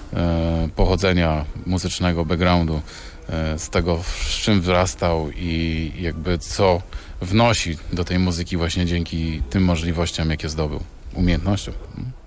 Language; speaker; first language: Polish; native; Polish